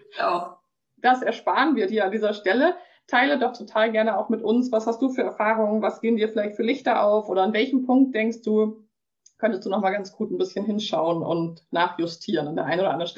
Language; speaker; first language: German; native; German